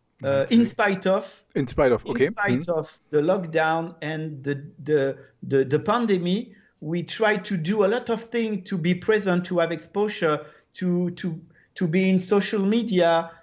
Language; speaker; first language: English; non-native, learner; French